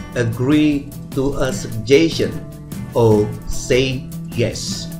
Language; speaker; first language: English; non-native, fluent; Indonesian